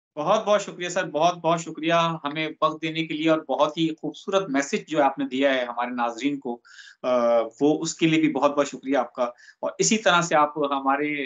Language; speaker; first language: Urdu; native; Urdu